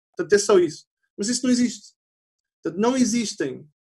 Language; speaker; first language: Portuguese; native; Portuguese